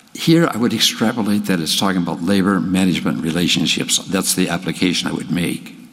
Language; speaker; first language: English; native; English